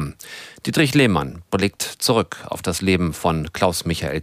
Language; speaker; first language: German; native; German